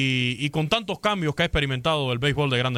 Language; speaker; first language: Spanish; native; Spanish